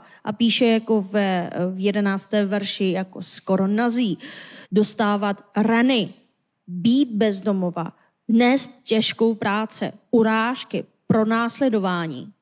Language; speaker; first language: Czech; non-native, fluent; Korean